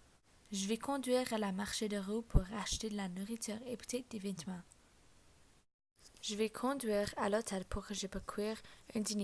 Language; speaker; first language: French; non-native, learner; English